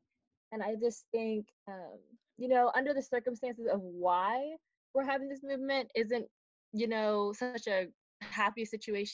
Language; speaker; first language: English; native; English